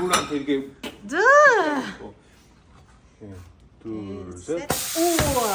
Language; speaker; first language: Korean; non-native, learner; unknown